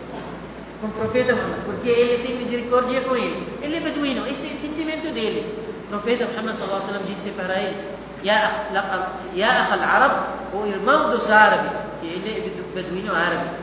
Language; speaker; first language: Portuguese; non-native, fluent; Arabic